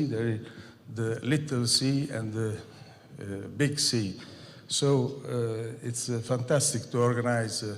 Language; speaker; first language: English; non-native, fluent; Italian